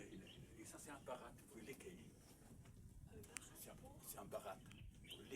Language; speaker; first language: French; non-native, local second language; Arabic